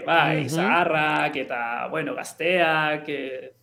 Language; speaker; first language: Basque; non-native, learner; Spanish